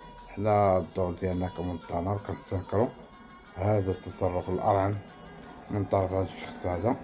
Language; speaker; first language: Arabic; native; Arabic